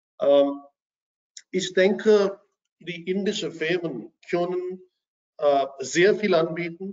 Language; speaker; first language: German; non-native, fluent; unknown